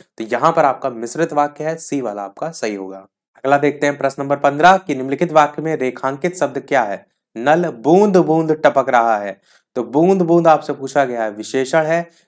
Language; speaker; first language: Hindi; native; Hindi